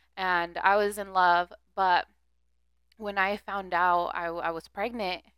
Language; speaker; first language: English; early bilingual, other home language; Spanish